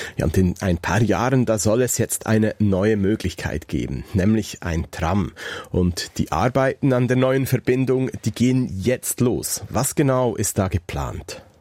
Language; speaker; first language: German; native; German